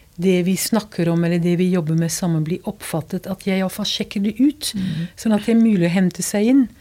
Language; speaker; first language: Norwegian; non-native, fluent; Dutch